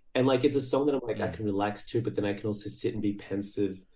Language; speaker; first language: English; early bilingual, other home language; Portuguese